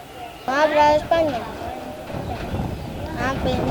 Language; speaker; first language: Spanish; non-native, learner; Haitian Creole